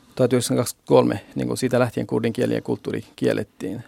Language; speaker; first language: Finnish; non-native, fluent; Kurdish